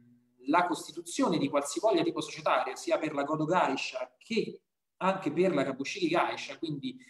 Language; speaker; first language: Italian; native; Italian